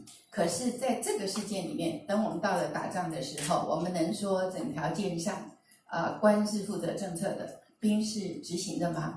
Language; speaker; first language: Chinese; native; Chinese